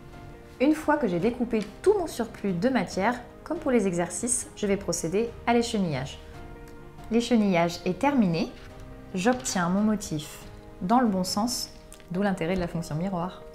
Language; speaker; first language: French; native; French